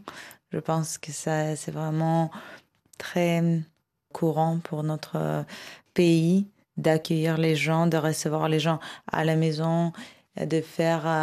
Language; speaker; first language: French; non-native, fluent; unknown